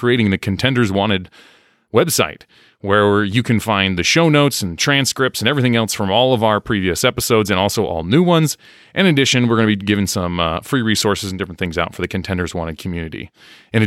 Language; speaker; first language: English; native; English